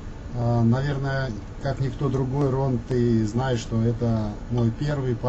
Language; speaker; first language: Russian; native; Russian